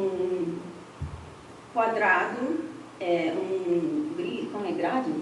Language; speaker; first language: Portuguese; non-native, fluent; English